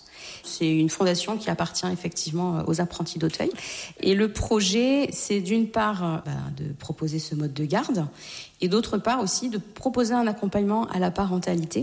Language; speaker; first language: French; native; French